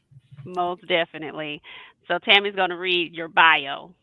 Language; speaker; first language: English; native; English